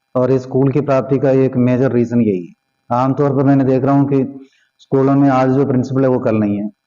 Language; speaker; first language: Hindi; non-native, local second language; Punjabi